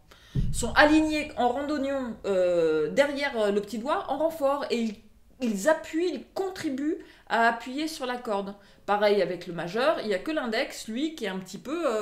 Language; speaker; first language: French; native; French